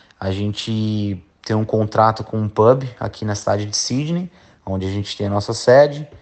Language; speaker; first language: Portuguese; native; Portuguese